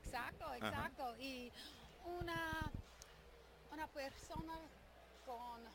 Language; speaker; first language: Spanish; non-native, learner; English